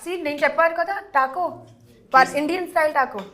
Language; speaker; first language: Telugu; non-native, learner; Hindi